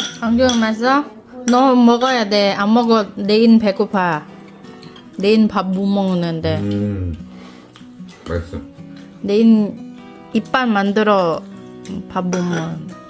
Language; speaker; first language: Korean; non-native, learner; Thai